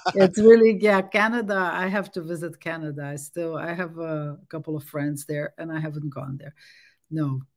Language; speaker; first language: English; non-native, fluent; Portuguese